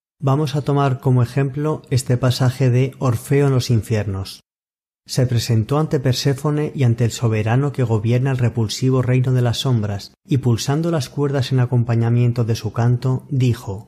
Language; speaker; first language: Spanish; native; Spanish